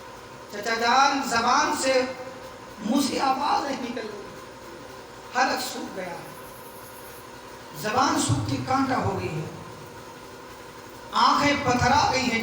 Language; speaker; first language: Urdu; native; Urdu